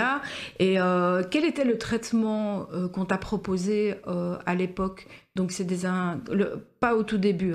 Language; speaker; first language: French; native; French